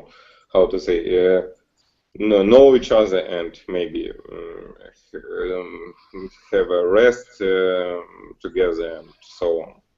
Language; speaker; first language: English; non-native, learner; Russian